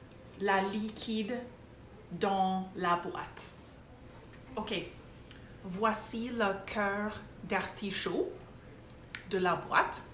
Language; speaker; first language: French; non-native, local second language; English